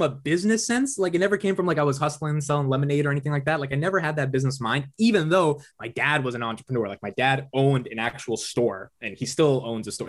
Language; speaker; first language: English; native; English